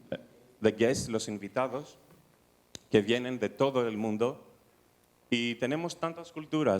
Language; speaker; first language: Spanish; non-native, fluent; Greek